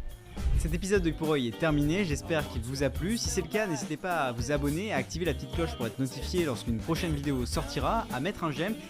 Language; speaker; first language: French; native; French